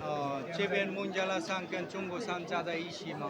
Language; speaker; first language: Chinese; non-native, fluent; Bangla